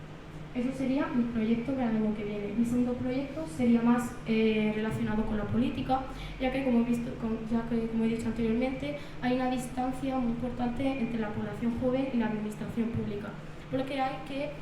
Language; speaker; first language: Spanish; early bilingual, other home language; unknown